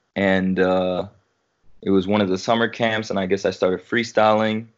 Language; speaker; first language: English; native; English